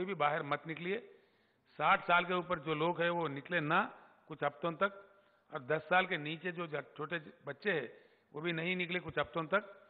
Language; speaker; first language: Hindi; non-native, local second language; Telugu